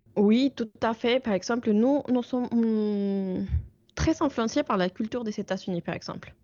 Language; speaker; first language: French; non-native, fluent; Spanish